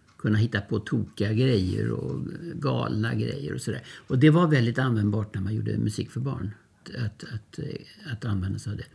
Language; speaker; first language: Swedish; early bilingual, other home language; German